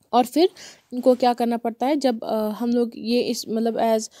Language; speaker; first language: Hindi; non-native, local second language; Kashmiri